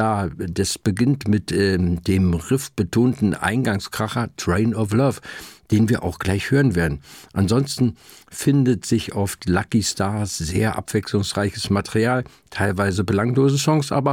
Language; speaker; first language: German; native; German